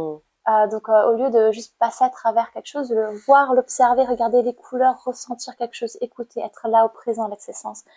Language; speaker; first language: French; non-native, fluent; Khmer